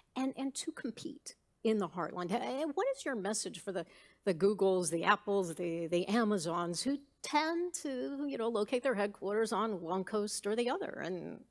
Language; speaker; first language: English; native; English